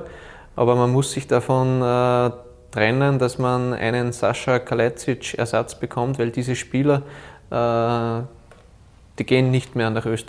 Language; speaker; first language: German; native; German